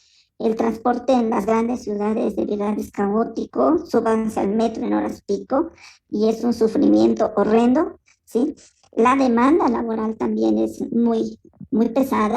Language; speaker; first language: Spanish; native; Spanish